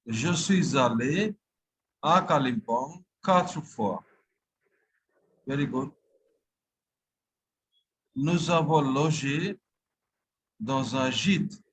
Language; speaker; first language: French; non-native, fluent; Bangla